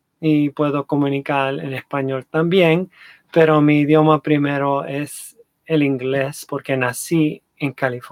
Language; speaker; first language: Spanish; early bilingual, heritage; English